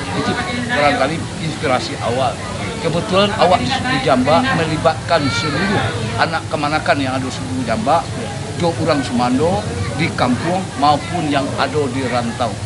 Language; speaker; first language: Indonesian; non-native, local second language; Minangkabau